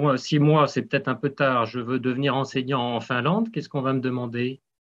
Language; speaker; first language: French; native; French